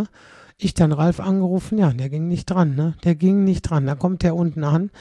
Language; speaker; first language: German; native; German